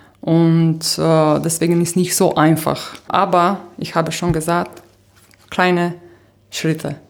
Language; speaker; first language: German; non-native, fluent; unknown